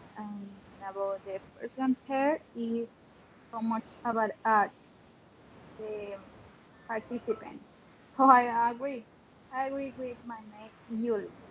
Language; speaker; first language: English; non-native, learner; Spanish